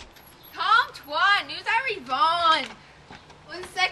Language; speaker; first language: French; non-native, learner; English